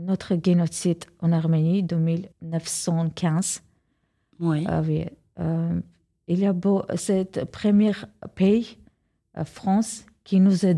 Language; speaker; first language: French; non-native, learner; Armenian